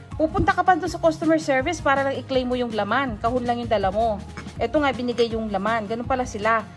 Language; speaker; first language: Filipino; non-native, local second language; Pampanga